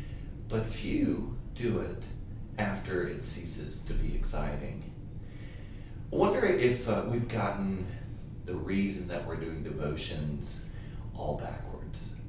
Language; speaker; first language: English; native; English